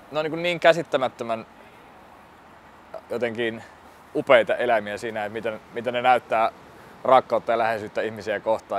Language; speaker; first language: Finnish; native; Finnish